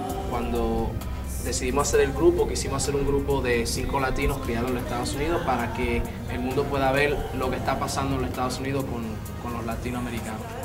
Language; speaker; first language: Spanish; early bilingual, heritage; Spanish